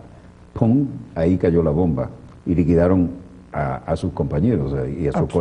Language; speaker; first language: Spanish; native; Spanish